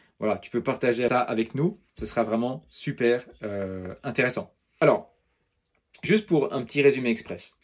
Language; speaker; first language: French; native; French